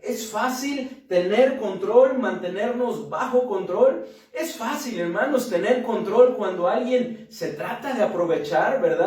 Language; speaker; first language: Spanish; native; Spanish